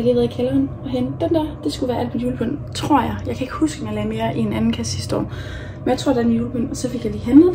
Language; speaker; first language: Danish; native; Danish